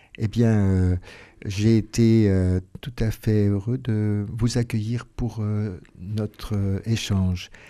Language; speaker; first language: French; native; French